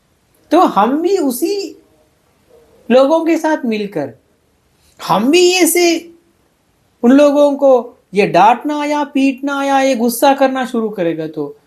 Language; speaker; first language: Hindi; non-native, fluent; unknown